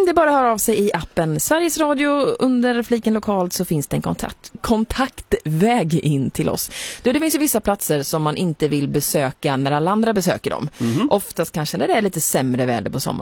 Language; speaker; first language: Swedish; native; Swedish